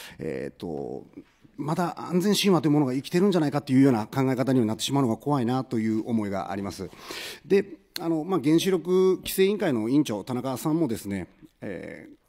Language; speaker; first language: Japanese; native; Japanese